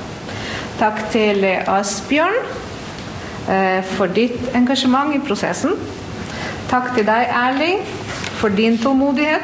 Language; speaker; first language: Norwegian; non-native, fluent; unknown